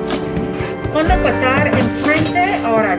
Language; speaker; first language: Spanish; non-native, learner; English